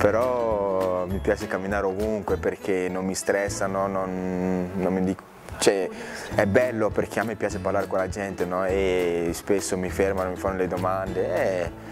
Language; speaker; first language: Italian; early bilingual, other home language; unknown